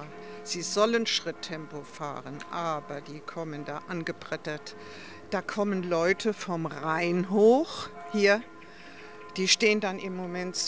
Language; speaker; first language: German; native; German